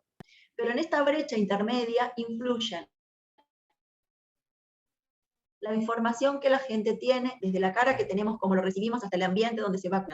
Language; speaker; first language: Spanish; native; Spanish